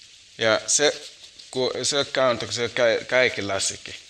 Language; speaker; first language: Finnish; non-native, learner; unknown